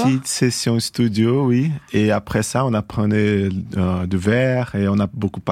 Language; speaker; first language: French; non-native, fluent; Portuguese